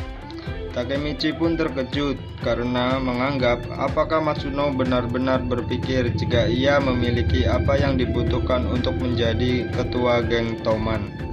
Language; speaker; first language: Indonesian; native; Indonesian